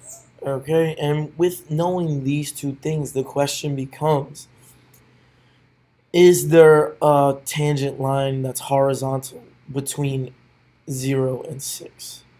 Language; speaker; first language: English; native; English